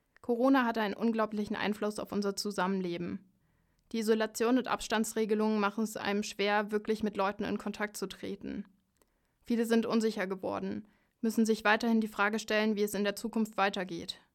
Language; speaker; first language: German; native; German